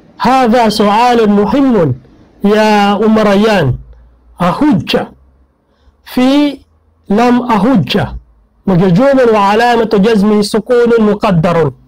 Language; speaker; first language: Arabic; non-native, fluent; Maguindanaon